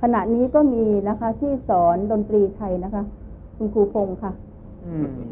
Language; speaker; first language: Thai; native; Thai